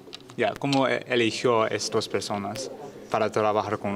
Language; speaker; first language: Spanish; non-native, learner; English